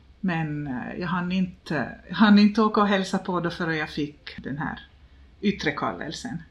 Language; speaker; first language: Swedish; native; Swedish